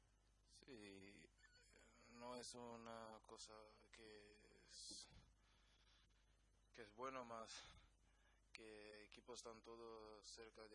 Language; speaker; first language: Spanish; non-native, learner; Kabuverdianu